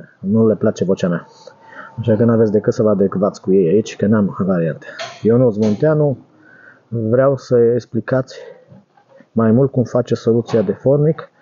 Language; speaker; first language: Romanian; native; Romanian